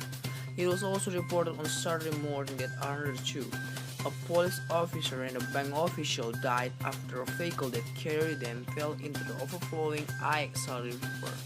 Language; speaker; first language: English; non-native, learner; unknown